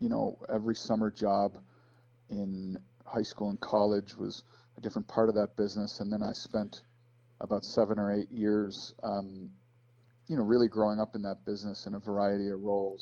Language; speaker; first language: English; native; English